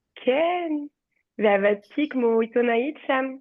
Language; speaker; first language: Hebrew; non-native, learner; French